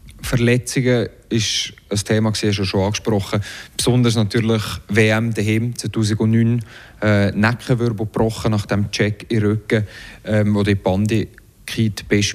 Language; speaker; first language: German; native; German